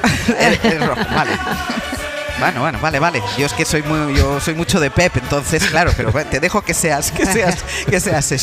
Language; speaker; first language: Spanish; native; Spanish